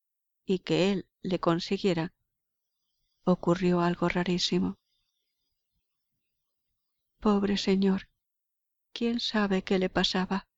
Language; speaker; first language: Spanish; native; Spanish